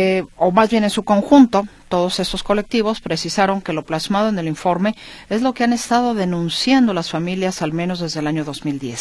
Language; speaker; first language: Spanish; native; Spanish